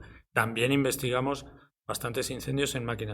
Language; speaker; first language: Spanish; native; Spanish